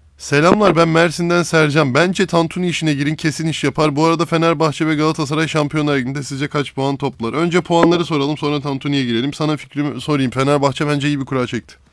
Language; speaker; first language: Turkish; native; Turkish